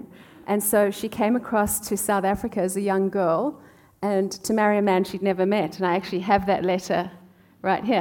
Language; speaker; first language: English; native; English